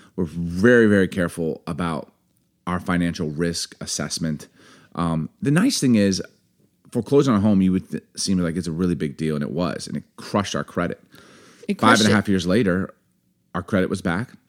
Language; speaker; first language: English; native; English